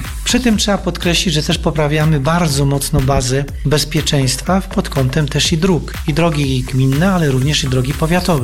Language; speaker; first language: Polish; native; Polish